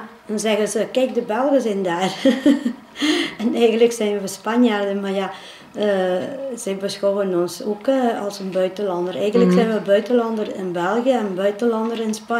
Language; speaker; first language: Dutch; early bilingual, other home language; Spanish